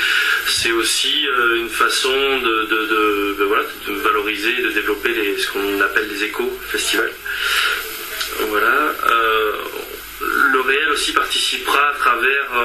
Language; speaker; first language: French; native; French